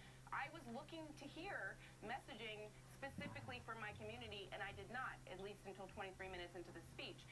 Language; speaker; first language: English; native; English